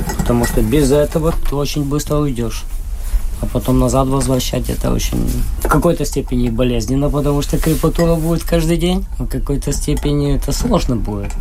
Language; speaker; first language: Russian; non-native, local second language; Ukrainian